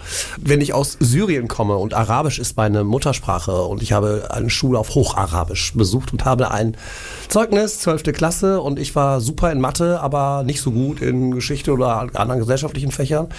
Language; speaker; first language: German; native; German